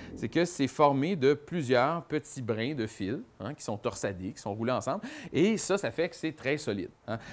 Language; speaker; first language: French; native; French